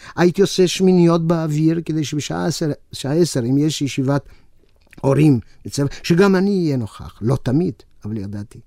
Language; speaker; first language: Hebrew; non-native, fluent; Yiddish